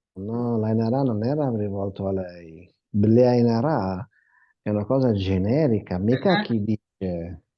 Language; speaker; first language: Italian; non-native, fluent; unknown